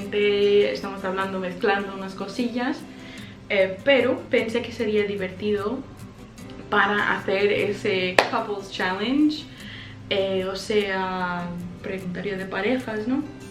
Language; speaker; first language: Spanish; non-native, fluent; English